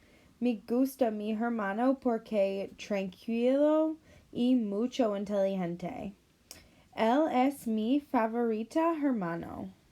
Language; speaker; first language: Spanish; non-native, learner; English